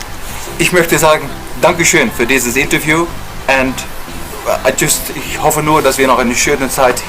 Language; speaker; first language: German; non-native, learner; English